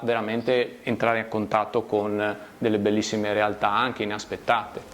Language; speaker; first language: Italian; native; Italian